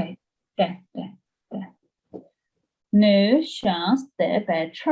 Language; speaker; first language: Swedish; non-native, learner; Chinese